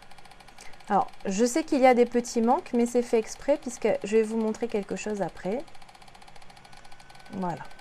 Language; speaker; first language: French; native; French